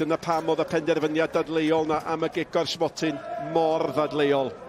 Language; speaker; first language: Welsh; native; Welsh